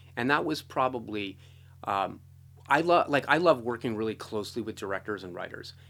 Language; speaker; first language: English; native; English